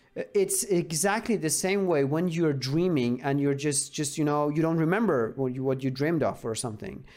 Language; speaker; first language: English; non-native, fluent; Persian